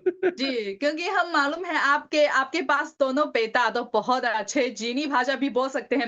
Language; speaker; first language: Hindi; non-native, learner; Chinese